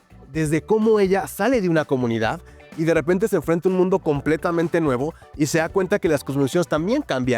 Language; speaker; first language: Spanish; native; Spanish